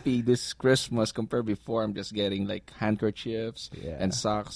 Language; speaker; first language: English; non-native, local second language; Filipino